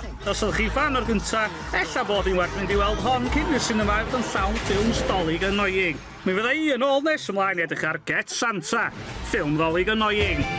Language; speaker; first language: Welsh; native; Welsh